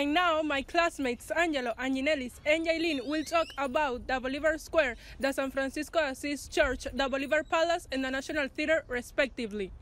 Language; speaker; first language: English; non-native, learner; Spanish